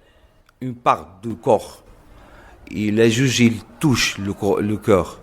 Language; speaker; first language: French; non-native, local second language; Arabic